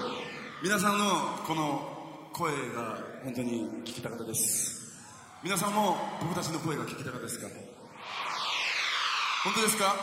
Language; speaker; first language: Japanese; non-native, fluent; Korean